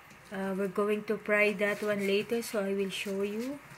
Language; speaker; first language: English; non-native, local second language; Filipino